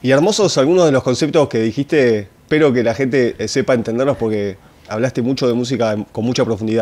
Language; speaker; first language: Spanish; native; Spanish